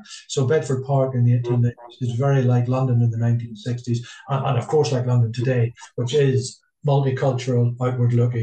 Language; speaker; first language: English; native; English